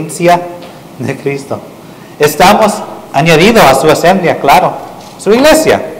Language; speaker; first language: Spanish; non-native, fluent; English